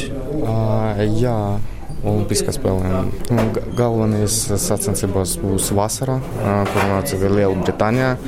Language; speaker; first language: Latvian; non-native, learner; Ukrainian